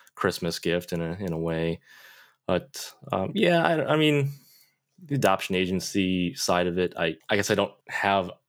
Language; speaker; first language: English; native; English